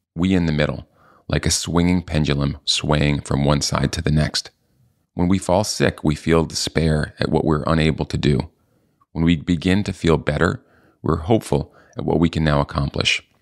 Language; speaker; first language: English; native; English